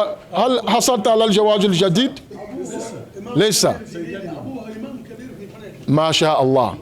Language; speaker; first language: Arabic; non-native, fluent; Mandingo